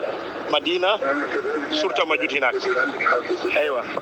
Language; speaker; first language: Arabic; non-native, learner; Amharic